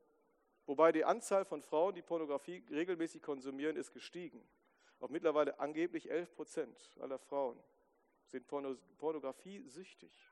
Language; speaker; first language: German; native; German